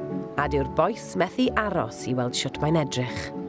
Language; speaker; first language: Welsh; native; Welsh